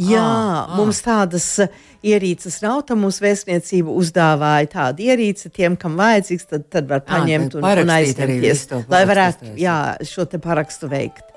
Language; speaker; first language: Latvian; early bilingual, heritage; Latvian